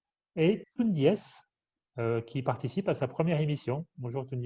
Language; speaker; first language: French; native; French